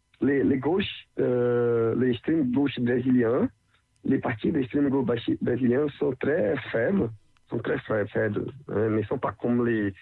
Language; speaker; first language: French; non-native, learner; Portuguese